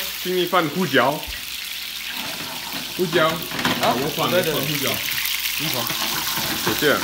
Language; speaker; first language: Chinese; non-native, learner; English